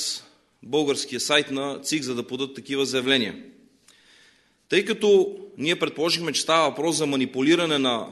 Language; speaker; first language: Bulgarian; native; Bulgarian